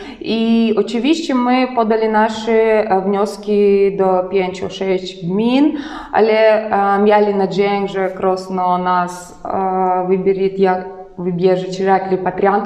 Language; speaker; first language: Polish; non-native, learner; Russian